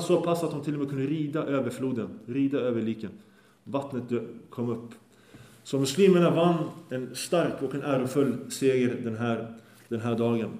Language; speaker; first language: Swedish; early bilingual, other home language; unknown